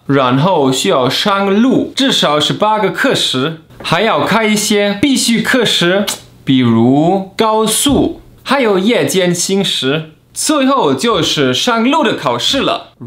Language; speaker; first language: Chinese; non-native, fluent; German